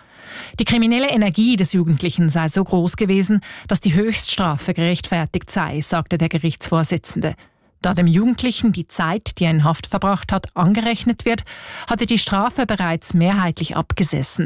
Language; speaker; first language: German; native; German